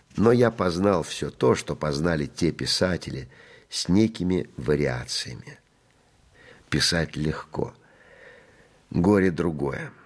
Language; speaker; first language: Russian; native; Russian